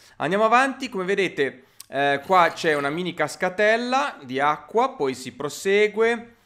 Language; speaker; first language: Italian; native; Italian